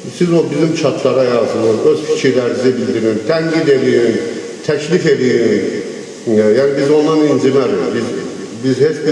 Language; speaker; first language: Azerbaijani; native; Azerbaijani